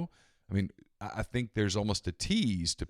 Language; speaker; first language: English; native; English